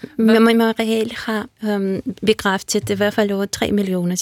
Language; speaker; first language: Danish; non-native, fluent; Russian